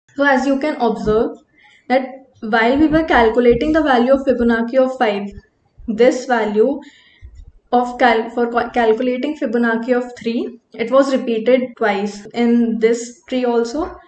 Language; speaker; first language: English; non-native, local second language; Hindi